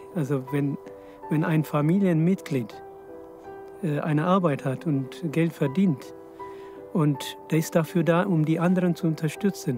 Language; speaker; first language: German; non-native, fluent; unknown